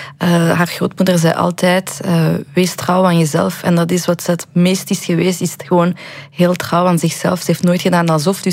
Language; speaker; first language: Dutch; early bilingual, other home language; Persian